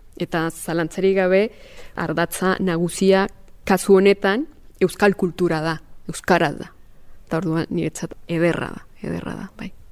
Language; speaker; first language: Basque; non-native, fluent; Spanish